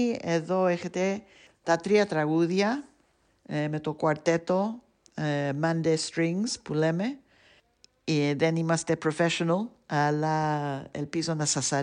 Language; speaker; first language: Greek; non-native, fluent; English